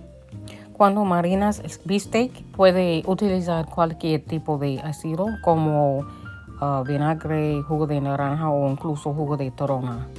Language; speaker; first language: Spanish; early bilingual, heritage; Spanish